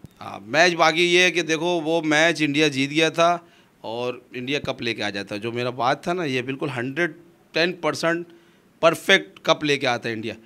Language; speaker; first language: Urdu; non-native, local second language; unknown